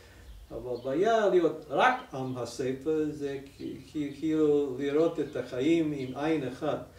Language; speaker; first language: Hebrew; non-native, fluent; English